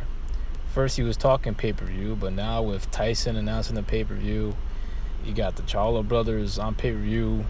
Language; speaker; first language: English; native; English